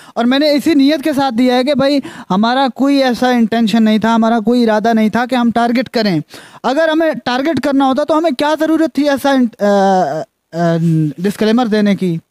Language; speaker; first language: Urdu; non-native, local second language; Punjabi